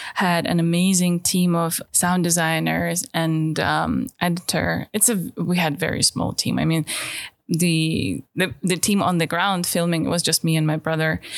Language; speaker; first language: English; non-native, fluent; Russian